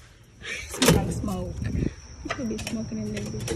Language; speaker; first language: English; native; English